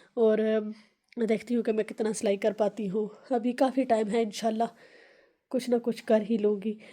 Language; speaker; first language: Urdu; non-native, local second language; Pahari-Potwari